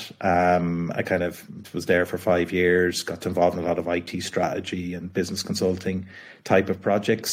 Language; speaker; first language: English; native; English